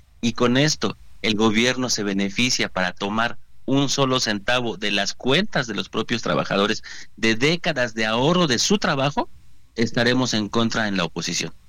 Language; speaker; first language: Spanish; native; Spanish